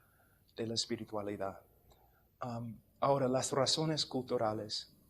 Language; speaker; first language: Spanish; non-native, fluent; English